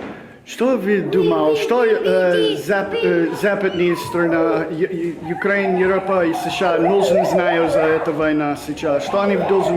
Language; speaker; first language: Russian; non-native, learner; English